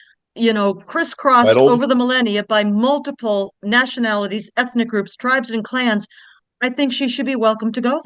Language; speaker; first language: English; native; English